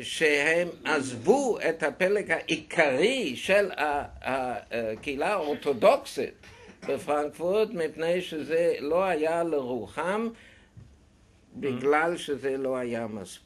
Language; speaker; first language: Hebrew; non-native, fluent; German